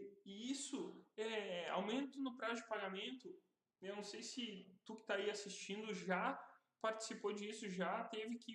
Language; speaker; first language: Portuguese; native; Portuguese